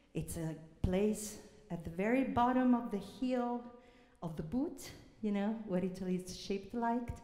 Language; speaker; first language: English; non-native, fluent; Italian